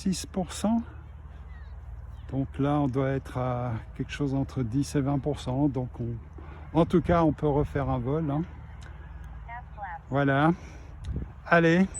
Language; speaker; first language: French; native; French